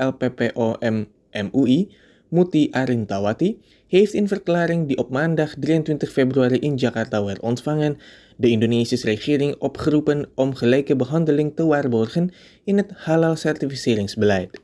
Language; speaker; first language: Dutch; non-native, fluent; Indonesian